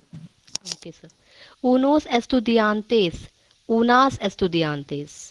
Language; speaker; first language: Spanish; non-native, learner; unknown